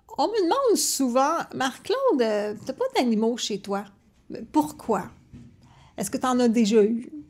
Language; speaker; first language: French; native; French